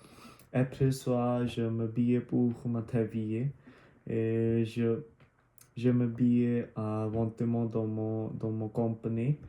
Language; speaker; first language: French; non-native, learner; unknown